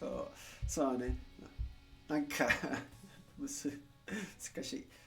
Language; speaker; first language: Japanese; non-native, learner; Spanish